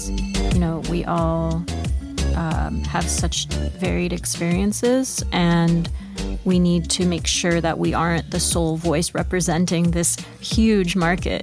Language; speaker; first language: English; early bilingual, other home language; Spanish